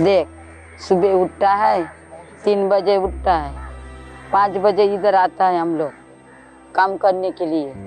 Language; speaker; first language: Hindi; non-native, local second language; Marathi